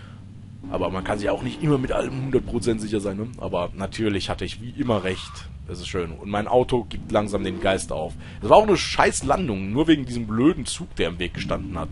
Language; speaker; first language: German; native; German